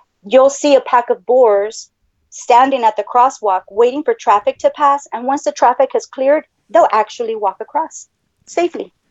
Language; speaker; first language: English; native; English